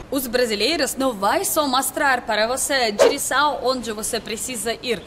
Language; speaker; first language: Portuguese; non-native, learner; Russian